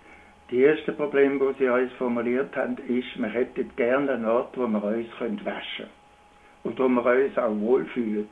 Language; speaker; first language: German; native; German